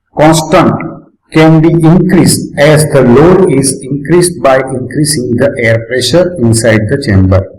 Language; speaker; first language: English; non-native, local second language; Gujarati